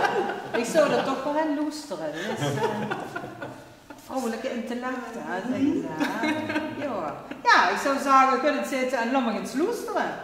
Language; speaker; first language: Dutch; native; Dutch